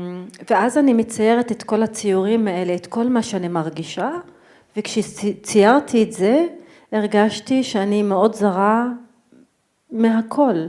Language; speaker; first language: Hebrew; non-native, local second language; Arabic